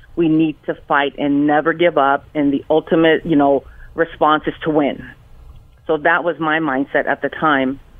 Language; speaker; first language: English; early bilingual, other home language; Spanish